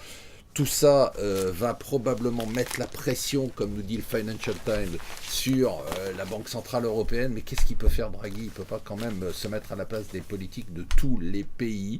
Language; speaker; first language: French; native; French